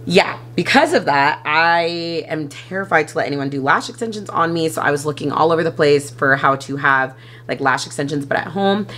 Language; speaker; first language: English; native; English